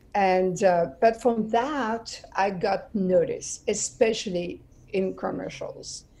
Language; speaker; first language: English; non-native, fluent; French